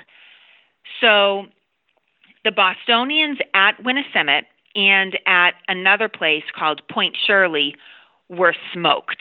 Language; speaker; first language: English; native; English